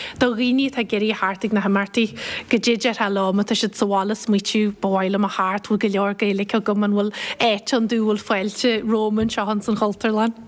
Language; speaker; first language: Irish; native; Irish